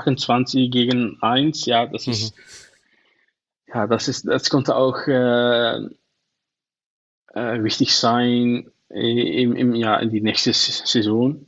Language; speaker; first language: German; non-native, learner; Dutch